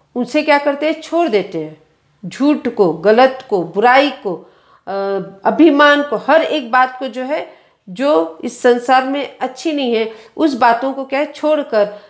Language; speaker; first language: Hindi; non-native, local second language; Kannada